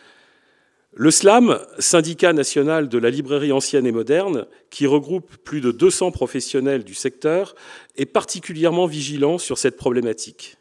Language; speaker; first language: French; native; French